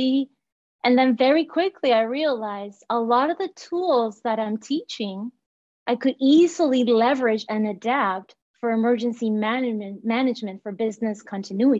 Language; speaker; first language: English; non-native, fluent; Spanish